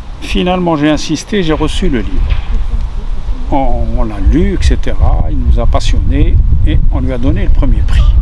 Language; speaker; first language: French; non-native, local second language; Arabic